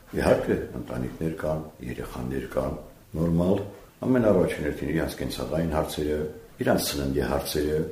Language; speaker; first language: Armenian; native; Armenian